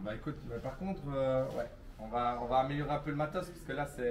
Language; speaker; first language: French; native; French